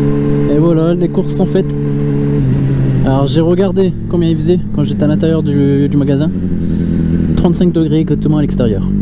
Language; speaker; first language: French; native; French